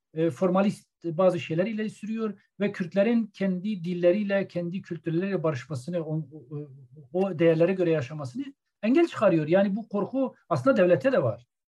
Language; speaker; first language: Turkish; non-native, local second language; Zaza